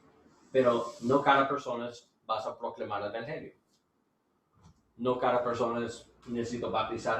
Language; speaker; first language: Spanish; non-native, learner; English